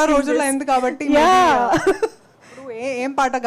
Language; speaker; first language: Telugu; non-native, fluent; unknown